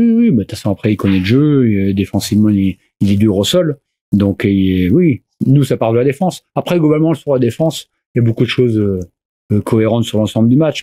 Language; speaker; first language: French; native; French